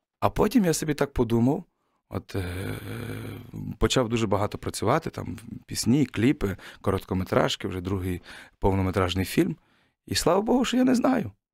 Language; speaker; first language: Ukrainian; native; Ukrainian